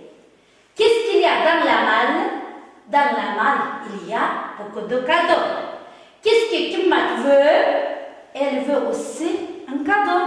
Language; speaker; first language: French; non-native, learner; Uzbek